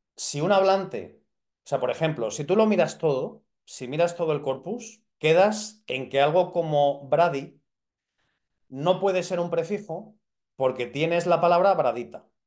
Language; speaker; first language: Spanish; native; Spanish